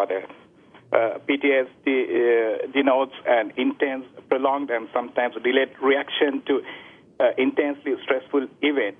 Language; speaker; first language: English; non-native, local second language; Sinhala